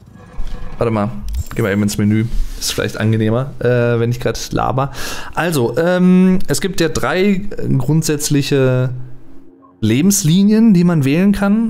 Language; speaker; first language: German; native; German